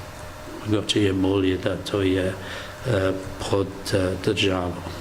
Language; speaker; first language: Slovenian; non-native, learner; English